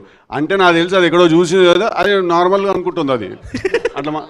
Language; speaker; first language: Telugu; native; Telugu